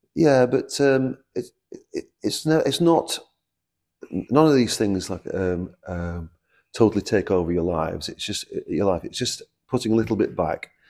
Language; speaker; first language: English; native; English